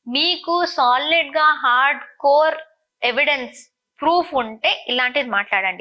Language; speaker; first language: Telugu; non-native, fluent; Tamil